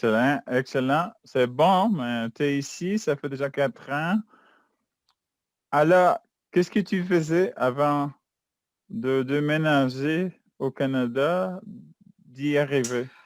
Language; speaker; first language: French; non-native, fluent; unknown